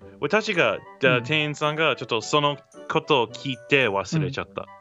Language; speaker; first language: Japanese; non-native, learner; English